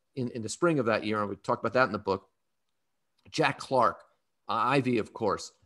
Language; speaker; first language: English; native; English